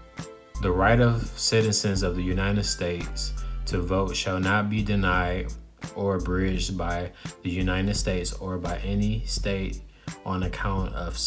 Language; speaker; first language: English; native; English